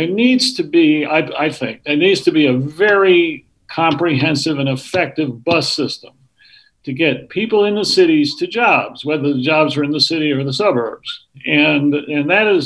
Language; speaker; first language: English; native; English